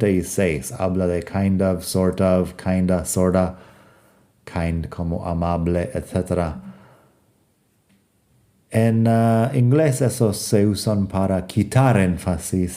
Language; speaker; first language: Spanish; non-native, fluent; English